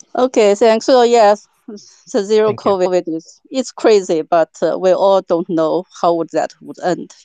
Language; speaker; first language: English; non-native, fluent; Chinese